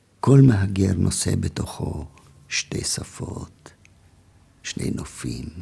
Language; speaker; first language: Hebrew; non-native, fluent; German